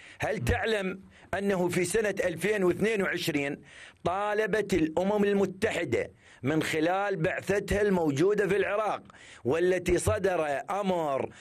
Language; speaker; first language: Arabic; native; Arabic